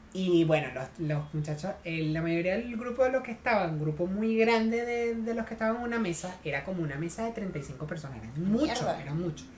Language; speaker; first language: Spanish; native; Spanish